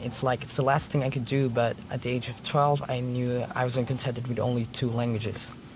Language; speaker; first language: English; non-native, local second language; Filipino